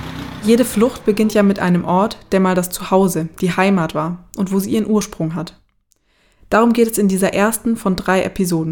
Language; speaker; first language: German; native; German